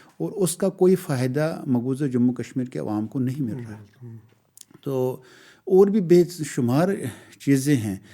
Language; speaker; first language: Urdu; non-native, local second language; Kashmiri